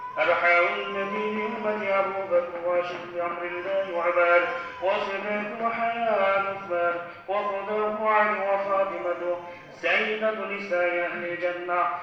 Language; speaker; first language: Arabic; non-native, fluent; Bangla